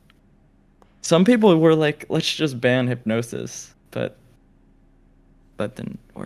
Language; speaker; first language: English; native; English